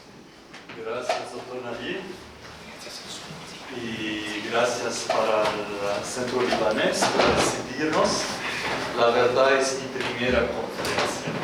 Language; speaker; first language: Spanish; non-native, fluent; Arabic